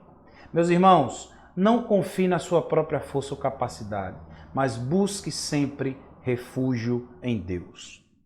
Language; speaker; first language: Portuguese; native; Portuguese